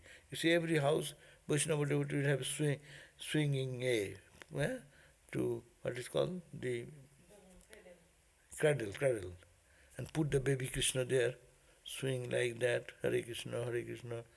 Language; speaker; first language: English; non-native, local second language; Bangla